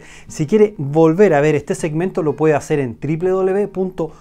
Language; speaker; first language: Spanish; native; Spanish